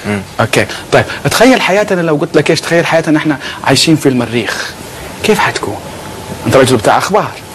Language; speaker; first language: Arabic; native; Arabic